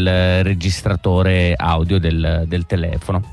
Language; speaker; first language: Italian; native; Italian